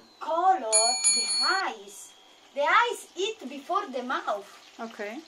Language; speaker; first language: English; non-native, learner; Italian